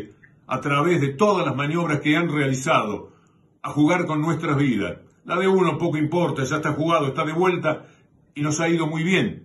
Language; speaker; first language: Spanish; native; Spanish